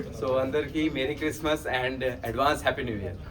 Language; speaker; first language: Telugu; non-native, learner; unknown